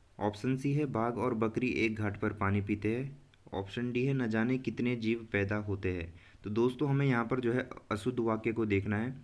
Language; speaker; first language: Hindi; native; Hindi